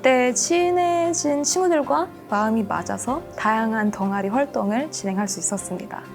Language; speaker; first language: Korean; non-native, fluent; Indonesian